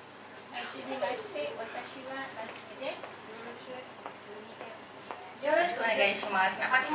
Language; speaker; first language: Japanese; non-native, fluent; Malay